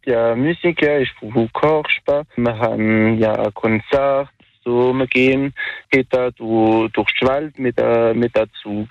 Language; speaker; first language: German; non-native, local second language; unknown